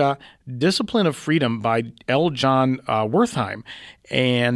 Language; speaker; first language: English; native; English